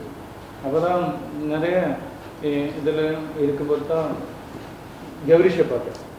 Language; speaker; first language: Tamil; non-native, learner; Malayalam